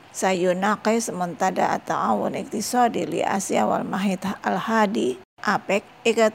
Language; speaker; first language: Arabic; non-native, fluent; Indonesian